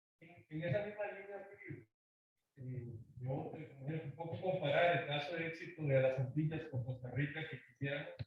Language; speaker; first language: Spanish; native; Spanish